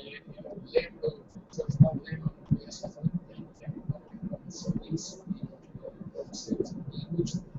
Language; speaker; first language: Portuguese; non-native, fluent; English